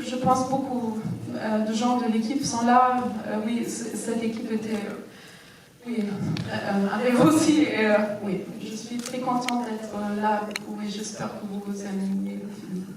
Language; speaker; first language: French; non-native, fluent; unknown